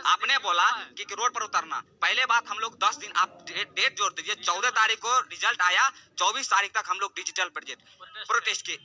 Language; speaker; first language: Hindi; native; Hindi